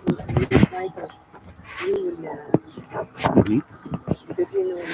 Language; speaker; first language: English; non-native, learner; French